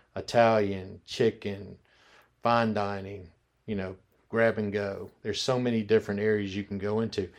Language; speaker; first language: English; native; English